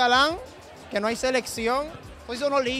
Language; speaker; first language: Spanish; native; Spanish